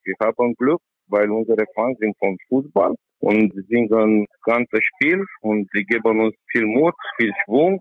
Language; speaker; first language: German; non-native, learner; Romanian